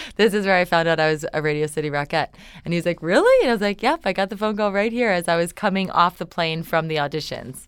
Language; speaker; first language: English; native; English